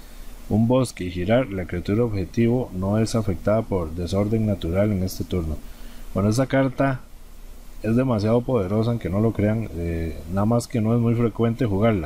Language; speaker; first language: Spanish; native; Spanish